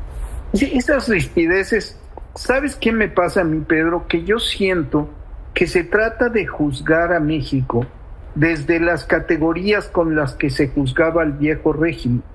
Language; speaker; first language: Spanish; native; Spanish